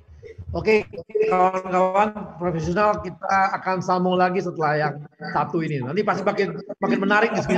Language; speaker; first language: Indonesian; native; Indonesian